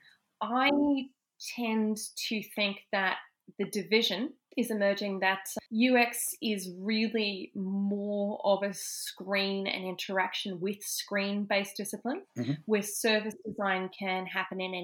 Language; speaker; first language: English; native; English